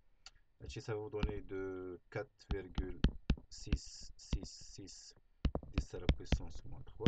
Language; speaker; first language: French; non-native, local second language; Arabic